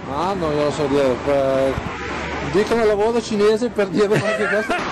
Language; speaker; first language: Italian; native; Italian